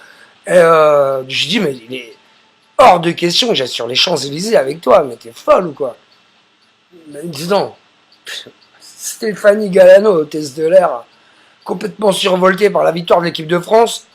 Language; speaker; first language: French; native; French